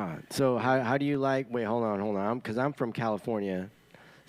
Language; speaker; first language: English; native; English